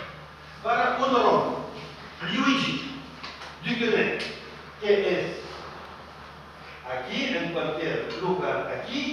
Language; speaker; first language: Spanish; non-native, fluent; French